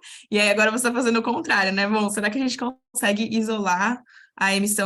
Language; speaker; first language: Portuguese; native; Portuguese